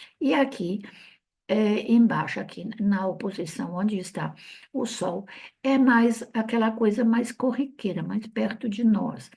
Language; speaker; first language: Portuguese; early bilingual, other home language; Italian